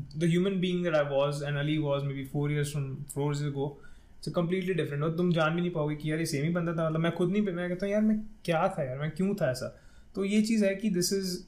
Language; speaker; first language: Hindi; non-native, local second language; Punjabi